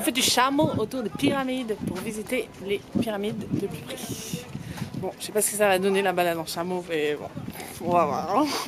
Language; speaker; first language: French; native; French